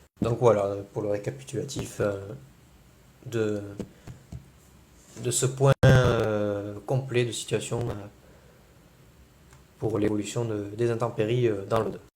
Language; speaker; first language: French; native; French